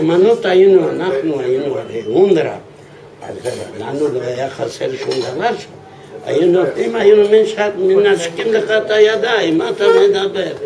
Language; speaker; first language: Hebrew; non-native, fluent; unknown